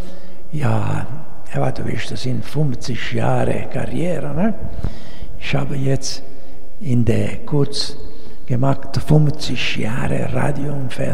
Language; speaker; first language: German; non-native, learner; Italian